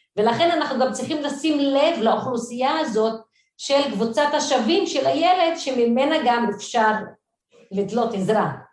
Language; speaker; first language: Hebrew; non-native, local second language; Arabic